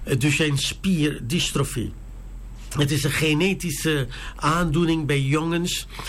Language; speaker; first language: Dutch; non-native, fluent; English